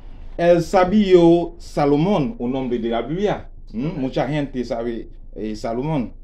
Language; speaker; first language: Spanish; non-native, learner; Haitian Creole